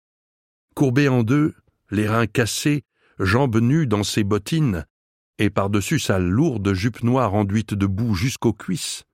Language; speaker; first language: French; native; French